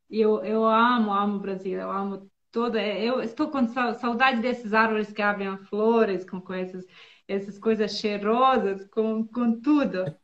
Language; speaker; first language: Portuguese; non-native, learner; Bosnian